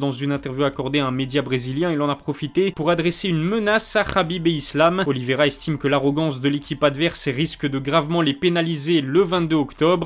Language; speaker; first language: French; native; French